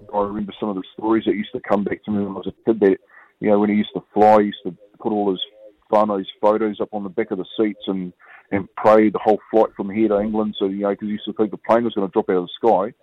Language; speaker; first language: English; native; English